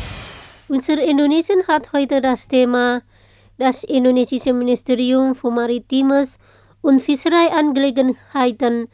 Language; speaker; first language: German; non-native, fluent; Indonesian